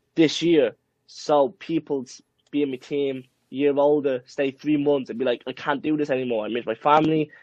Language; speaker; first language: English; early bilingual, other home language; Spanish